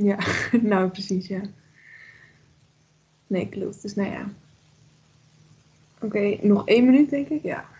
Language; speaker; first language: Dutch; native; Dutch